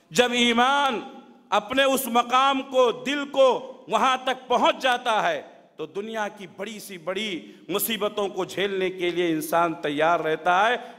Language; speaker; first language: Urdu; native; Urdu